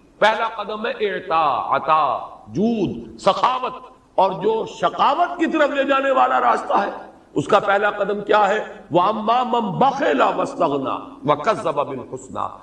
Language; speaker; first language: Urdu; native; Urdu